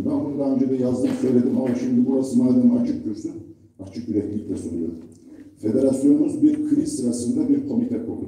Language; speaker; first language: Turkish; native; Turkish